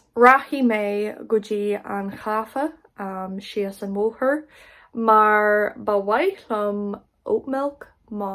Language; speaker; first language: Irish; non-native, local second language; English